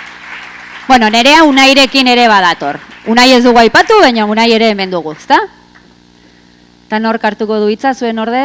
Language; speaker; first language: Basque; native; Basque